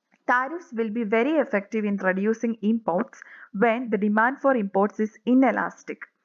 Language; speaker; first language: English; non-native, local second language; Malayalam